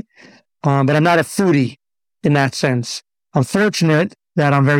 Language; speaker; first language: English; native; English